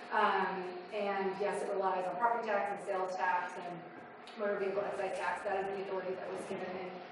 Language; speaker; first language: English; native; English